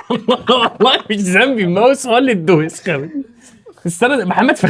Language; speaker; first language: Arabic; native; Arabic